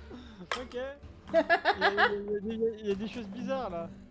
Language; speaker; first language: French; native; French